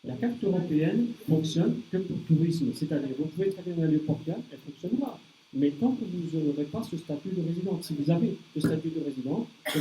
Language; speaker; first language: French; native; French